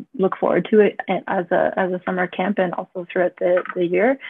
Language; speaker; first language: English; native; English